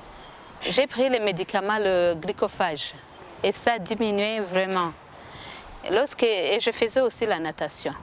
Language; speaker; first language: French; non-native, local second language; Kinyarwanda